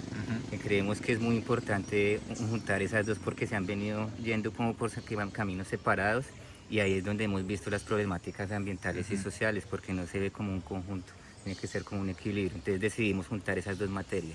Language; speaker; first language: Spanish; native; Spanish